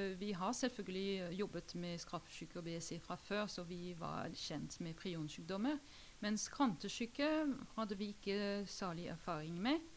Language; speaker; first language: Norwegian; non-native, fluent; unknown